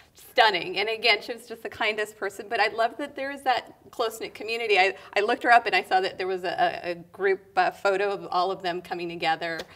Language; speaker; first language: English; native; English